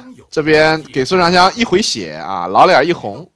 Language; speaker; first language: Chinese; native; Chinese